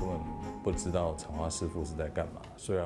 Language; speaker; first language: Chinese; native; Chinese